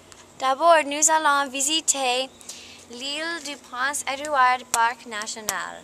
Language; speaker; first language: French; non-native, learner; English